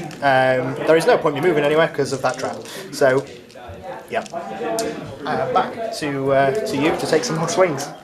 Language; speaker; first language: English; native; English